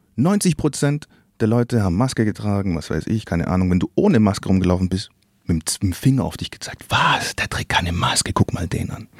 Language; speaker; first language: German; native; German